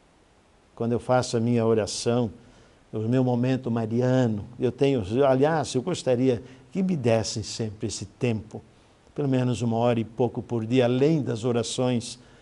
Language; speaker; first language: Portuguese; native; Portuguese